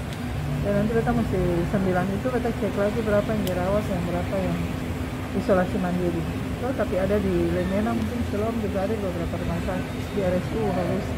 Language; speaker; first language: Indonesian; non-native, local second language; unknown